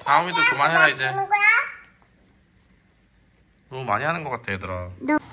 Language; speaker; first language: Korean; native; Korean